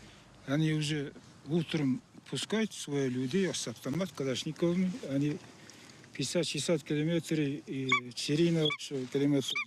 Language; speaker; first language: Russian; non-native, local second language; Kazakh